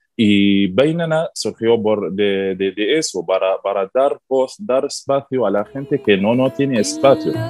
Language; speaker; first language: Spanish; non-native, learner; Arabic